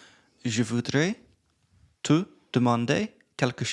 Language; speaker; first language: French; non-native, learner; English